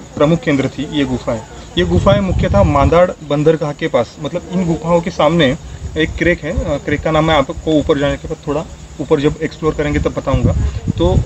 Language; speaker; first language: Hindi; non-native, local second language; Marathi